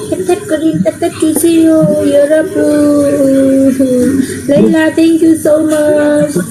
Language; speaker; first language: English; non-native, learner; Vietnamese